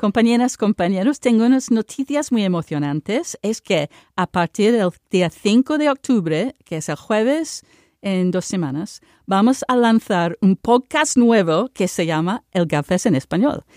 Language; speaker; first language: Spanish; non-native, fluent; English